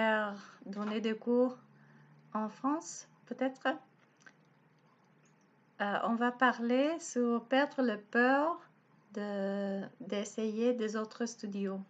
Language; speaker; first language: French; non-native, learner; Spanish